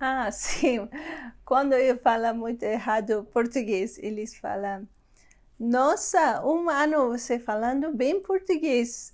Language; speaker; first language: Portuguese; non-native, learner; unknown